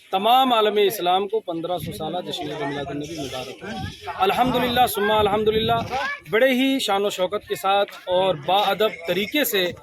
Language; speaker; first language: Urdu; non-native, local second language; Gujarati